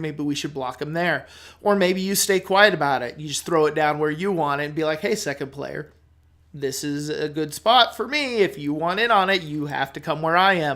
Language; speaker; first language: English; native; English